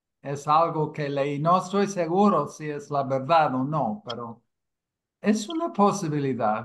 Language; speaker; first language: Spanish; non-native, fluent; English